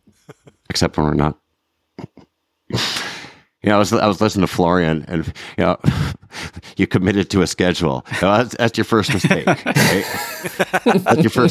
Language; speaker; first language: English; non-native, fluent; Russian